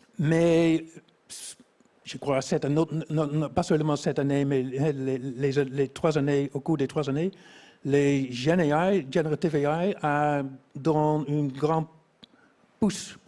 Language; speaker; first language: French; non-native, fluent; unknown